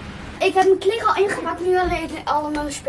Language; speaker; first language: Dutch; early bilingual, heritage; Dutch